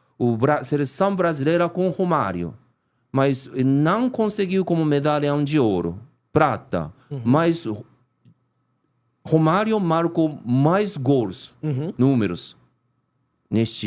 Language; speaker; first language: Portuguese; non-native, learner; Japanese